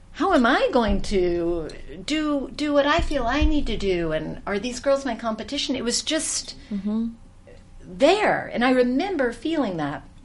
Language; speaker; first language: English; native; English